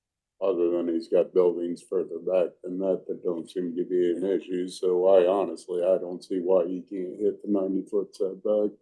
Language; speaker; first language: English; native; English